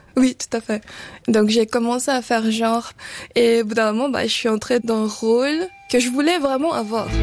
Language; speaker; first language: French; early bilingual, other home language; Portuguese